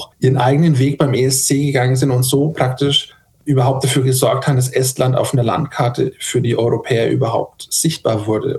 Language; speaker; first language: German; native; German